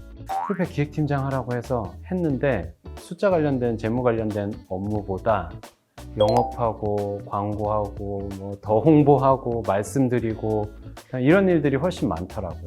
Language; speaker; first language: Korean; native; Korean